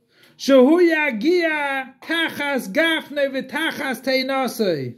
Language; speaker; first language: Hebrew; non-native, fluent; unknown